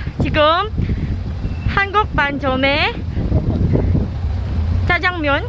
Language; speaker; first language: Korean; non-native, learner; Filipino